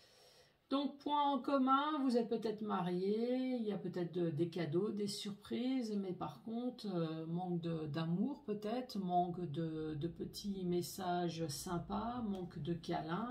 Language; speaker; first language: French; native; French